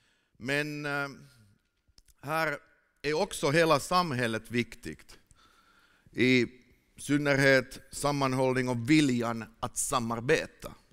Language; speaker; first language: Swedish; non-native, fluent; Finnish